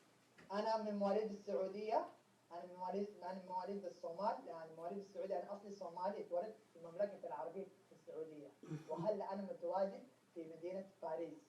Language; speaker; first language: Arabic; early bilingual, other home language; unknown